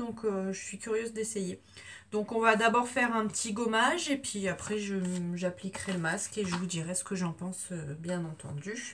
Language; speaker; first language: French; native; French